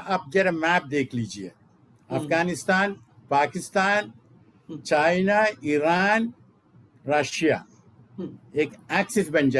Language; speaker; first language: Hindi; non-native, local second language; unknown